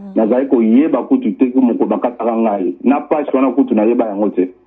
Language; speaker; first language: Lingala; non-native, local second language; Kongo